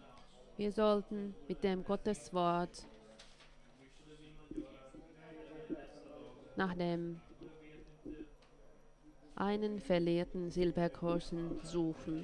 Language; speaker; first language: German; non-native, fluent; Finnish